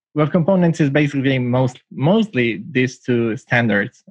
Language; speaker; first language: English; non-native, fluent; Spanish